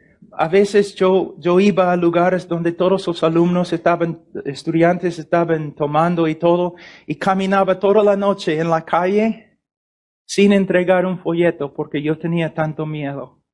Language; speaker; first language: Spanish; non-native, fluent; English